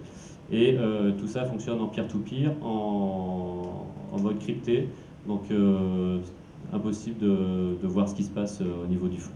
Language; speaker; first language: French; native; French